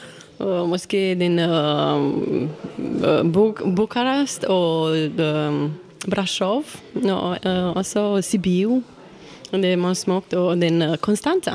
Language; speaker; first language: Danish; non-native, learner; Romanian